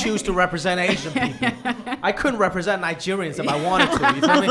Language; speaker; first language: English; early bilingual, other home language; Cantonese